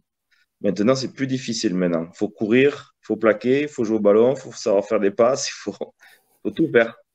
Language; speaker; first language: French; early bilingual, other home language; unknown